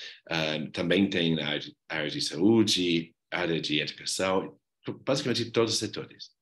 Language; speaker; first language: Portuguese; non-native, fluent; English